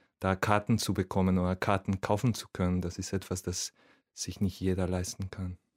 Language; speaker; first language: German; non-native, fluent; Spanish